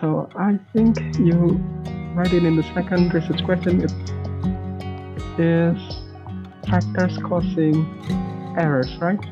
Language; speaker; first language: English; non-native, fluent; Indonesian